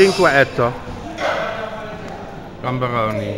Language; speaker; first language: Italian; non-native, learner; Dutch